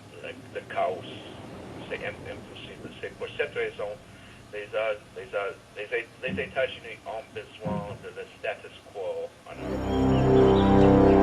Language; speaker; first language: French; non-native, fluent; English